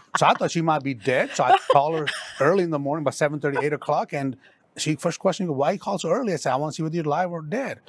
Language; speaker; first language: English; non-native, local second language; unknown